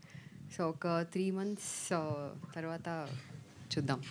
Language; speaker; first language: Telugu; non-native, learner; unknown